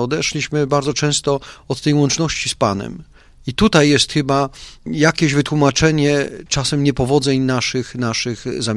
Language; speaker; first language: Polish; native; Polish